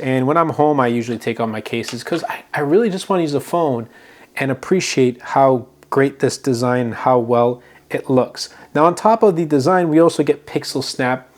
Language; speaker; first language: English; native; English